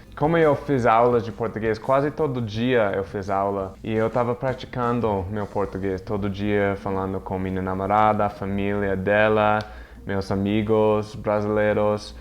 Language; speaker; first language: Portuguese; non-native, fluent; English